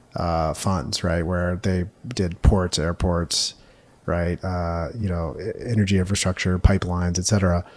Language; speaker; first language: English; native; English